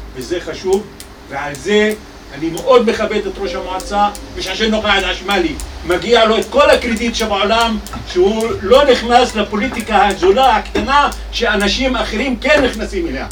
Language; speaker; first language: Hebrew; non-native, local second language; Arabic